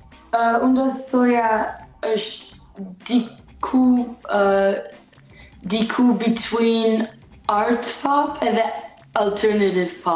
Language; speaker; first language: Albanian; early bilingual, heritage; Albanian